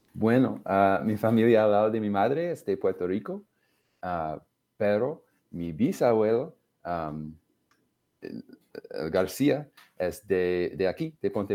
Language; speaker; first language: Spanish; non-native, fluent; English